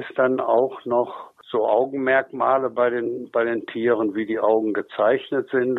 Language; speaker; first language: German; native; German